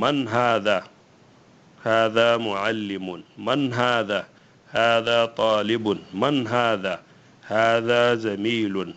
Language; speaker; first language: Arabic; non-native, fluent; Hausa